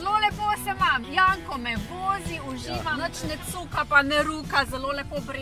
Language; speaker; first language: Slovenian; native; Slovenian